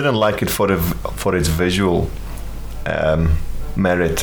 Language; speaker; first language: English; non-native, fluent; Polish